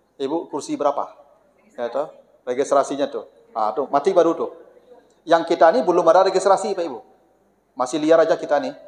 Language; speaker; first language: Malay; non-native, local second language; Minangkabau